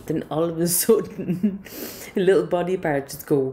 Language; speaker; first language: English; native; English